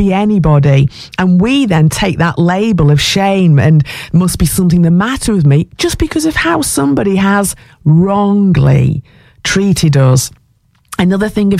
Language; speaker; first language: English; native; English